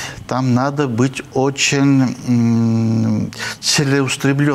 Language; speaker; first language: Russian; non-native, fluent; Armenian